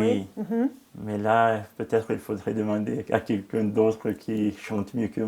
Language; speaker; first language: French; non-native, local second language; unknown